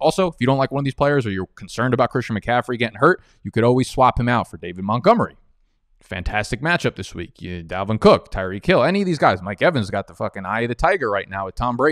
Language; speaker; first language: English; native; English